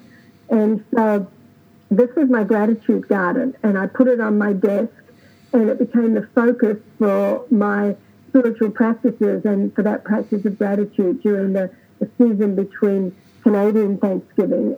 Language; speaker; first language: English; native; English